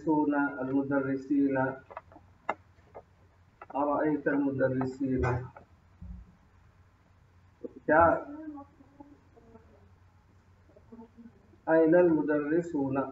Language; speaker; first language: Arabic; non-native, fluent; Urdu